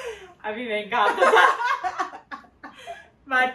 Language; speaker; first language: Spanish; non-native, learner; Turkish